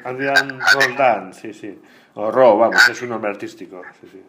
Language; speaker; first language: Spanish; native; Spanish